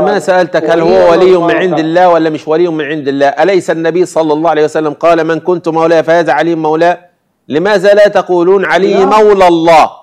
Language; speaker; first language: Arabic; native; Arabic